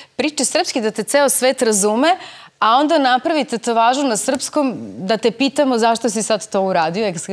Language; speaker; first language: Serbian; native; Serbian